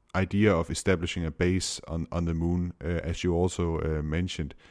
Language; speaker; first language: English; non-native, fluent; Danish